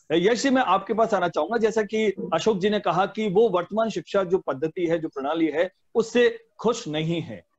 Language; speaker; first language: Hindi; native; Hindi